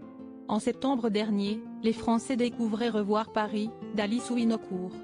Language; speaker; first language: French; native; French